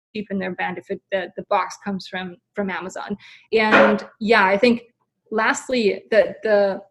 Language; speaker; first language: English; non-native, fluent; German